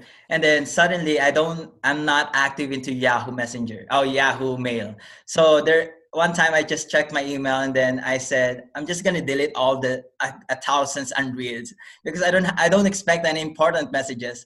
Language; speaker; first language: English; non-native, local second language; Filipino